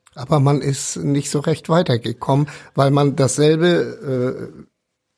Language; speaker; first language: German; native; German